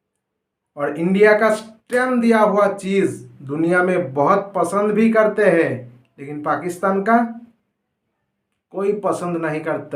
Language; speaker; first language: Hindi; non-native, local second language; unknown